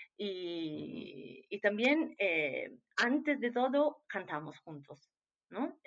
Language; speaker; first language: Spanish; non-native, fluent; Italian